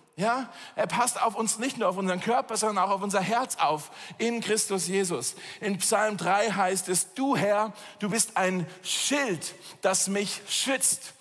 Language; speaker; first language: German; native; German